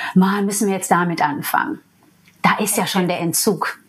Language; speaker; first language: German; non-native, fluent; English